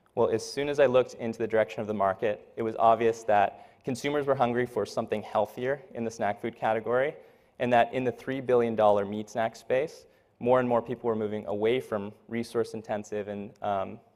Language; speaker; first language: English; native; English